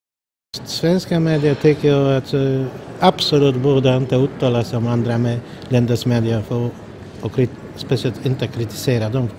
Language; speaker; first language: Swedish; non-native, fluent; Polish